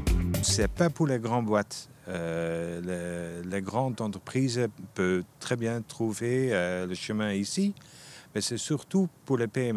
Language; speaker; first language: French; non-native, fluent; Dutch